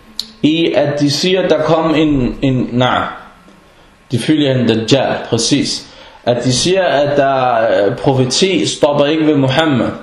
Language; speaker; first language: Danish; non-native, fluent; Arabic